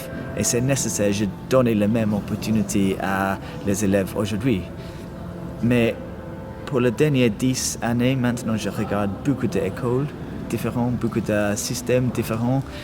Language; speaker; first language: French; non-native, learner; English